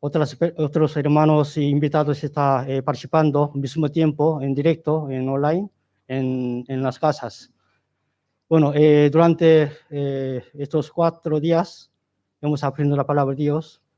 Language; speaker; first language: Spanish; non-native, learner; Korean